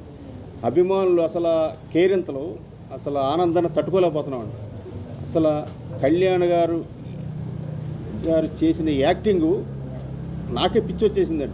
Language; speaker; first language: Telugu; native; Telugu